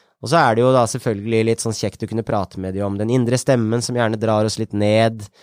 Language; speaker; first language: Norwegian; native; Norwegian